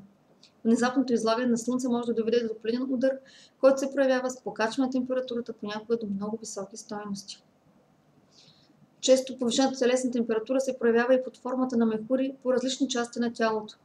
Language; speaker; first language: Bulgarian; native; Bulgarian